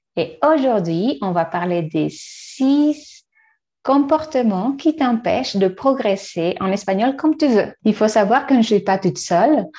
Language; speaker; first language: French; non-native, fluent; Spanish